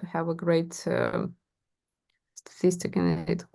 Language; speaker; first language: English; non-native, learner; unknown